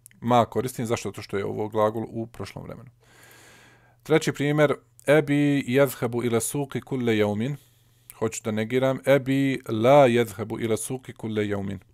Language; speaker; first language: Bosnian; early bilingual, heritage; Bosnian